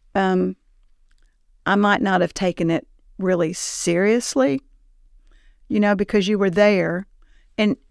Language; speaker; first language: English; native; English